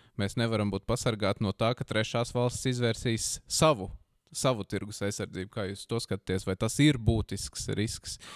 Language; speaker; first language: Latvian; native; Latvian